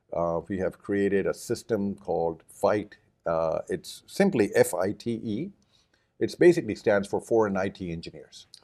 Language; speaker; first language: English; early bilingual, other home language; Japanese